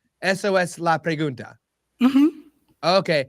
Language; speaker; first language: Spanish; non-native, learner; English